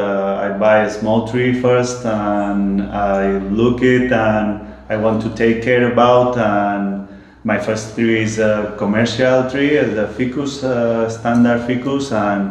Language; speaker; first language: English; non-native, learner; Spanish